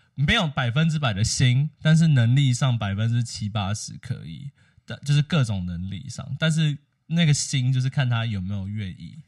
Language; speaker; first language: Chinese; native; Chinese